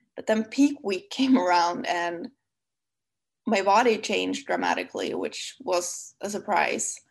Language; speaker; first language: English; non-native, fluent; Swedish